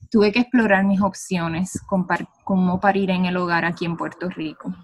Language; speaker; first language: Spanish; native; Spanish